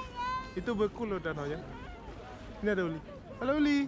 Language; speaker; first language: Indonesian; native; Indonesian